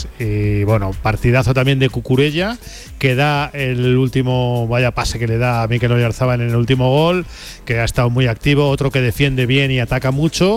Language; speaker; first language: Spanish; native; Spanish